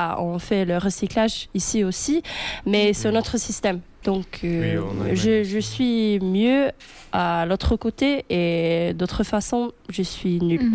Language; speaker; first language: French; non-native, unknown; Swedish